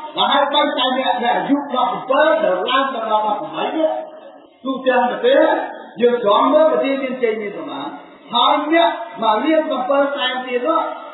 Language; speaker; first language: Khmer; native; Khmer